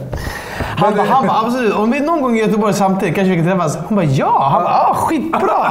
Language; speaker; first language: Swedish; native; Swedish